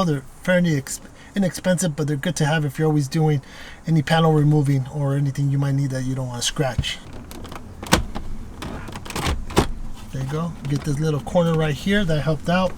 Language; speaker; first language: English; native; English